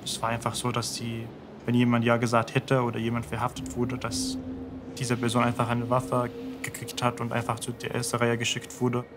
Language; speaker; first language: German; non-native, fluent; Arabic